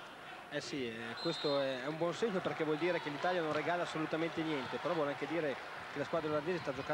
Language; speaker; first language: Italian; native; Italian